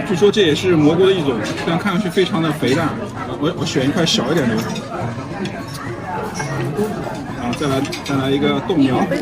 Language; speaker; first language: Chinese; native; Chinese